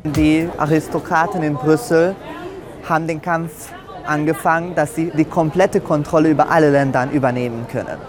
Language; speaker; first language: German; non-native, fluent; Hungarian